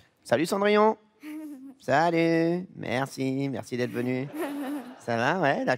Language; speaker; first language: French; native; French